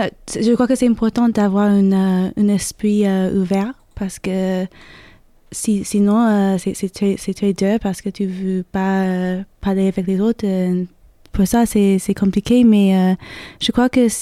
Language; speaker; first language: French; non-native, learner; English